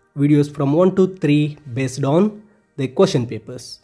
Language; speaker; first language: English; non-native, local second language; Kannada